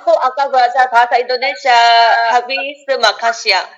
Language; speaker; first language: Indonesian; non-native, learner; Korean